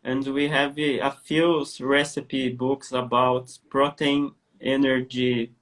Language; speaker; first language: English; non-native, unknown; Portuguese